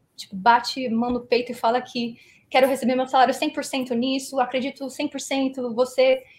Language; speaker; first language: Portuguese; early bilingual, heritage; Portuguese